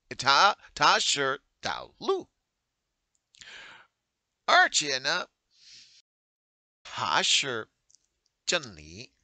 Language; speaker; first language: Chinese; non-native, learner; English